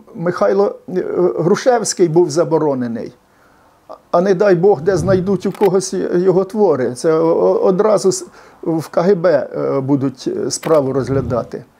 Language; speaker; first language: Ukrainian; native; Ukrainian